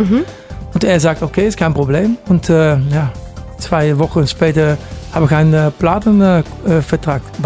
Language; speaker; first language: German; non-native, learner; Dutch